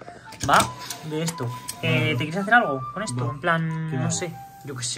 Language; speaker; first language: Spanish; native; Spanish